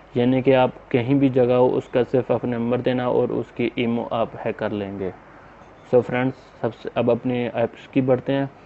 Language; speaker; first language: Urdu; non-native, local second language; Punjabi